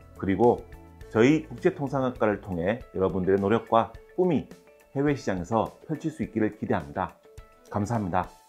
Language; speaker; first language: Korean; native; Korean